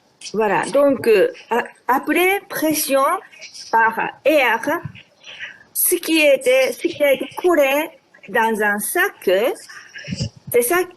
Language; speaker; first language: French; non-native, fluent; Japanese